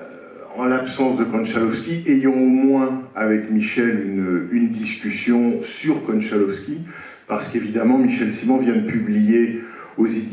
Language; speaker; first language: French; native; French